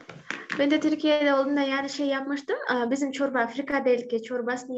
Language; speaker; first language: Turkish; non-native, learner; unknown